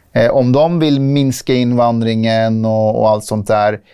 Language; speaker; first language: Swedish; early bilingual, other home language; Persian